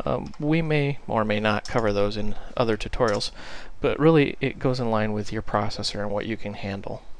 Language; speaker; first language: English; native; English